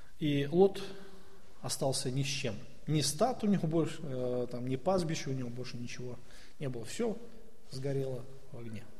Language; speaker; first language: Russian; native; Russian